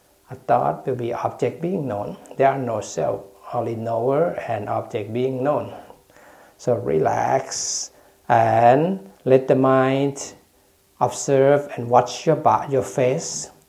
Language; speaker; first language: English; non-native, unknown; Thai